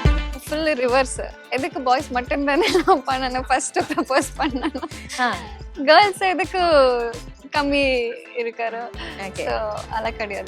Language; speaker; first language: Tamil; non-native, learner; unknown